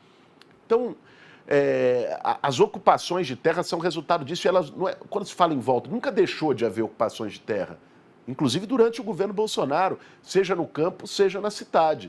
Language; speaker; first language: Portuguese; native; Portuguese